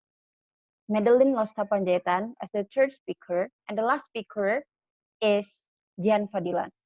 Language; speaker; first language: English; non-native, learner; Indonesian